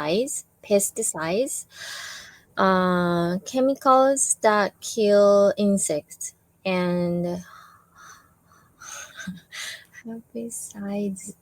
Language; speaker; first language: English; non-native, learner; Japanese